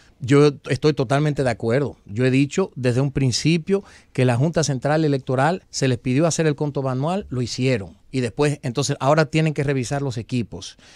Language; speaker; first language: Spanish; early bilingual, heritage; Spanish